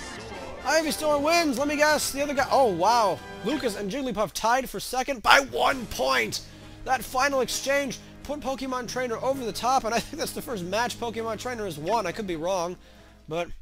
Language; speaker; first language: English; native; English